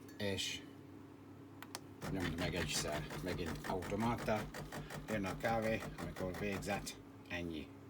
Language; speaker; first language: Hungarian; non-native, learner; English